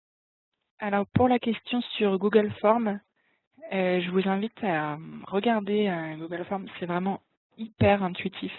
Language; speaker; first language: French; native; French